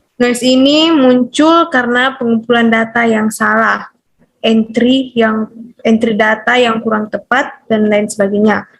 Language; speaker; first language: Indonesian; native; Indonesian